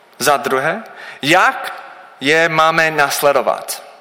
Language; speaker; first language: Czech; non-native, learner; English